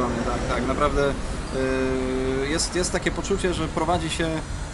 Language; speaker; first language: Polish; native; Polish